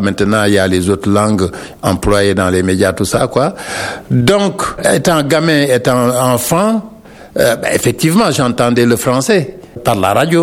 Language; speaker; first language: French; non-native, local second language; Wolof